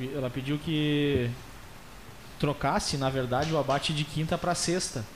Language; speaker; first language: Portuguese; native; Portuguese